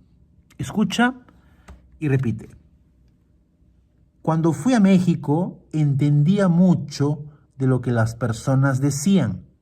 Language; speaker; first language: Spanish; non-native, fluent; Portuguese